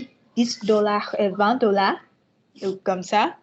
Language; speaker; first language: French; non-native, fluent; Vietnamese